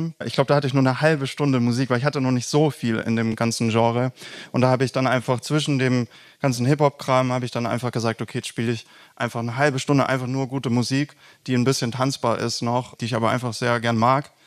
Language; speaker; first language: German; native; German